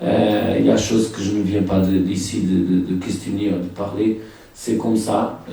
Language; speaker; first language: French; non-native, fluent; Portuguese